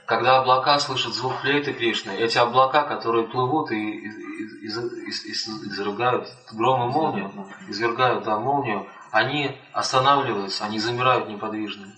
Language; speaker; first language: Russian; native; Russian